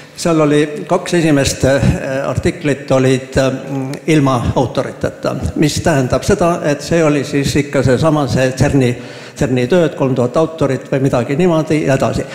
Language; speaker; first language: Estonian; native; Estonian